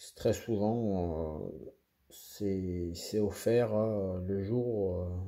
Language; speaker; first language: French; native; French